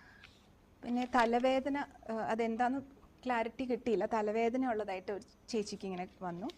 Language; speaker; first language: Malayalam; native; Malayalam